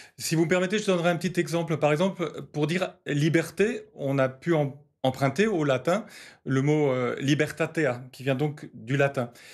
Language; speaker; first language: French; native; French